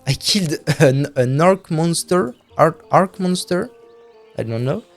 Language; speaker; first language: English; non-native, fluent; French